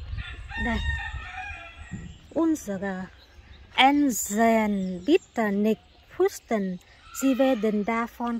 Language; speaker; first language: German; non-native, learner; Vietnamese